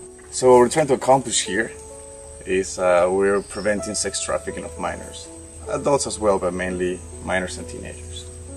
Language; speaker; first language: English; non-native, fluent; Spanish